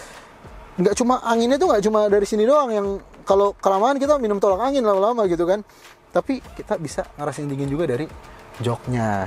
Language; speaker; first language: Indonesian; native; Indonesian